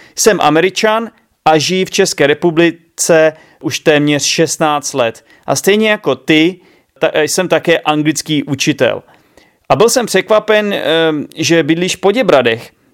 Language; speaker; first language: Czech; native; Czech